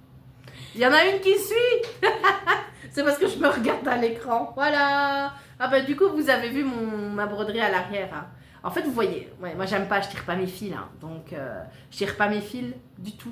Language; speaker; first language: French; native; French